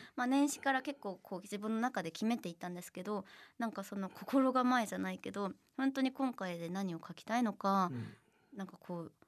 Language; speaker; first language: Japanese; non-native, fluent; Korean